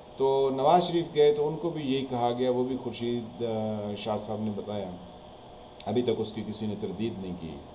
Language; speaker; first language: Urdu; non-native, local second language; Punjabi